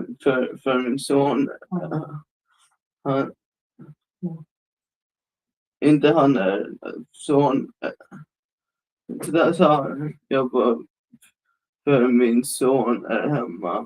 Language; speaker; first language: Swedish; early bilingual, other home language; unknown